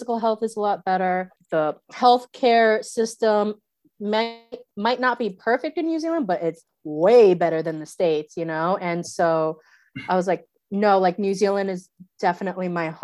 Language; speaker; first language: English; native; English